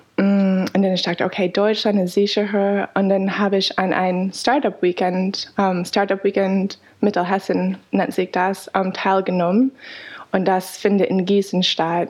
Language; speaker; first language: German; non-native, fluent; English